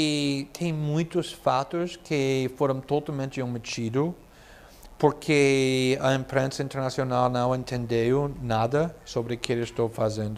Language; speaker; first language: Portuguese; non-native, fluent; English